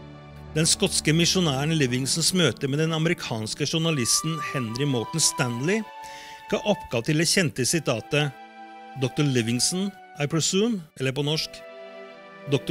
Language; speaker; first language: Norwegian; native; Norwegian